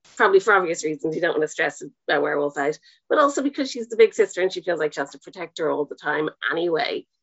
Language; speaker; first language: English; native; English